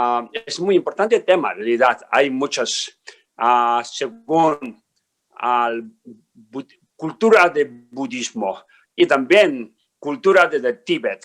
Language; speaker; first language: Spanish; non-native, learner; Tibetan